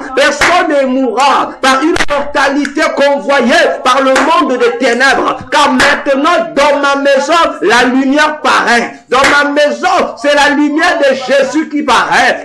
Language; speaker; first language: French; non-native, local second language; Lingala